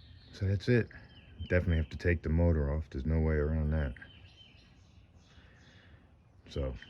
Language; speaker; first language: English; native; English